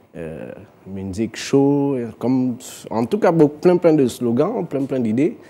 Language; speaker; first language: French; non-native, local second language; Fang